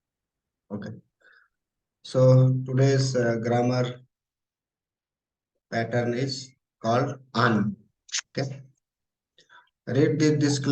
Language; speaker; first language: English; non-native, local second language; Hindi